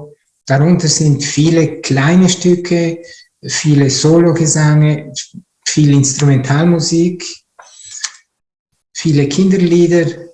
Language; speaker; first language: German; non-native, fluent; Italian